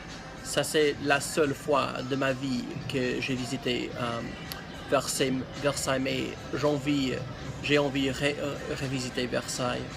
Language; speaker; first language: French; non-native, learner; English